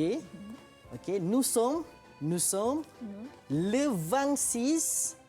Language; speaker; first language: French; non-native, fluent; Malay